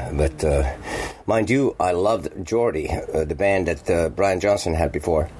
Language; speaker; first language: English; non-native, fluent; Finnish